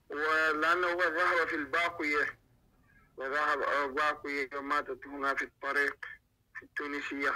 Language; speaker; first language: Arabic; non-native, learner; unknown